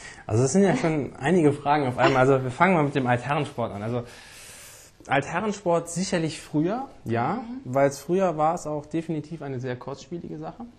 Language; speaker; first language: German; native; German